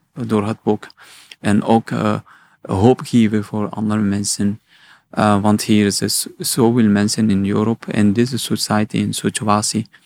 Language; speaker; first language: Dutch; non-native, learner; Persian